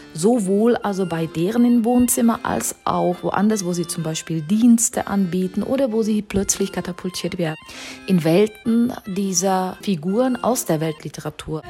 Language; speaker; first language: German; non-native, fluent; Czech